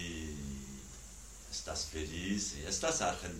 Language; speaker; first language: Spanish; non-native, learner; French